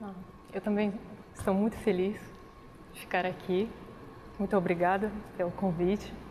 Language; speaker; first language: Portuguese; non-native, fluent; Russian